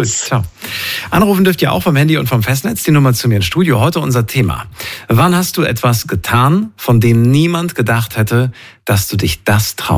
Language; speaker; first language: German; native; German